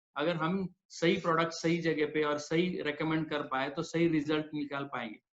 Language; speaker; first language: Hindi; non-native, local second language; Marathi